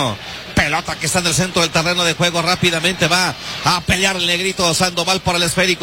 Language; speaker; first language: Spanish; native; Spanish